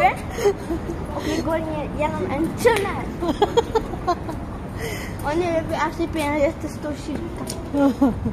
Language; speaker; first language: Swedish; early bilingual, other home language; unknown